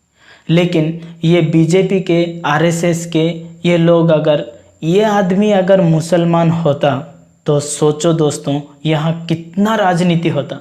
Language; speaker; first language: Hindi; non-native, local second language; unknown